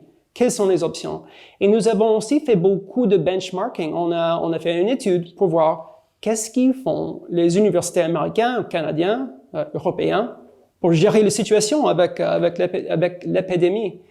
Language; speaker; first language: French; non-native, fluent; English